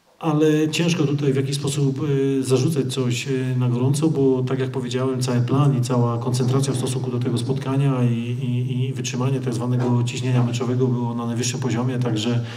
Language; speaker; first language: Polish; native; Polish